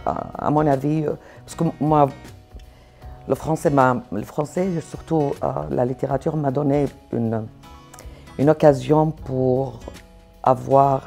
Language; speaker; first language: French; non-native, fluent; Arabic